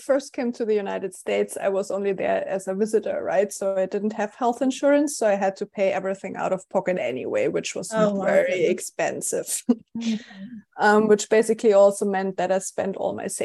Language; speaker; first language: English; non-native, fluent; German